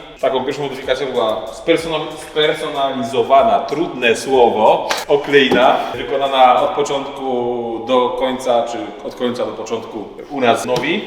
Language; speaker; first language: Polish; native; Polish